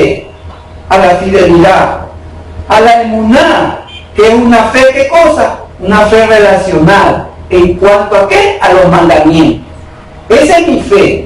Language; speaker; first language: Spanish; native; Spanish